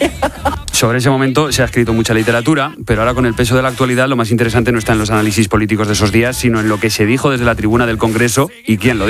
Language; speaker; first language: Spanish; native; Spanish